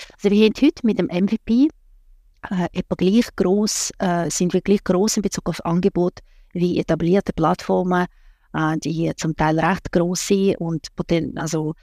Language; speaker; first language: German; non-native, fluent; Russian